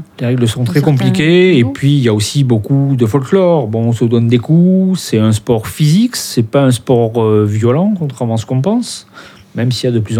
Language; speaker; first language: French; native; French